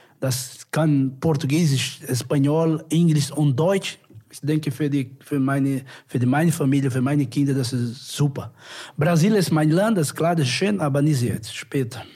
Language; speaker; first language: German; non-native, learner; Portuguese